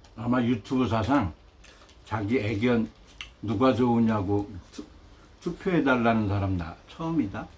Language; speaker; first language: Korean; native; Korean